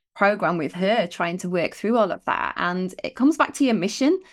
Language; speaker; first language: English; native; English